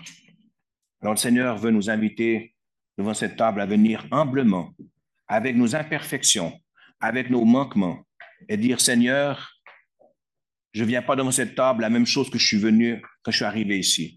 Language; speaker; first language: French; native; French